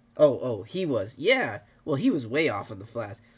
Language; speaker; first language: English; native; English